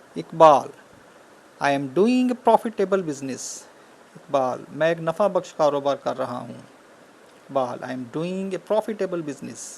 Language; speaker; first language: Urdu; native; Urdu